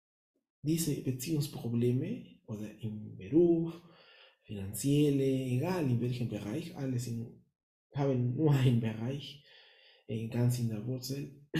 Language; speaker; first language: German; non-native, fluent; Spanish